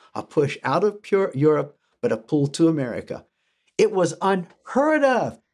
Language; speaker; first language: English; early bilingual, other home language; German